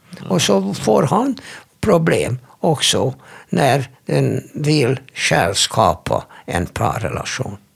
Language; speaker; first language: Swedish; non-native, fluent; Hungarian